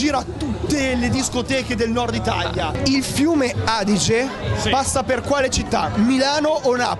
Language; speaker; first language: Italian; native; Italian